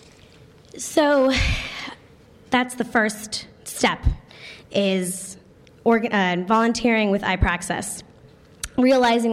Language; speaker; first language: English; native; English